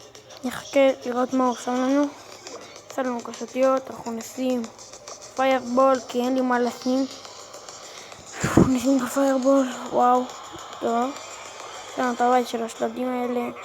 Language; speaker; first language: Hebrew; native; Hebrew